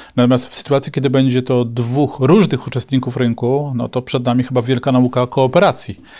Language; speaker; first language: Polish; native; Polish